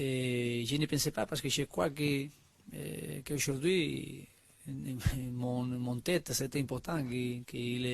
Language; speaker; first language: French; non-native, learner; Spanish